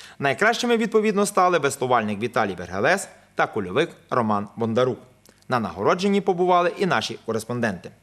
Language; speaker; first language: Ukrainian; native; Ukrainian